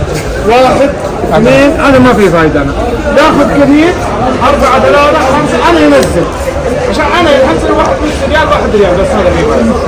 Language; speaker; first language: Arabic; non-native, learner; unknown